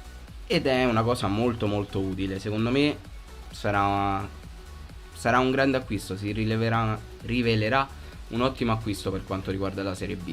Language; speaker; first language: Italian; native; Italian